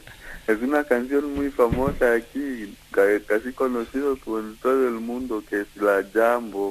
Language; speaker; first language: Spanish; non-native, fluent; Kikuyu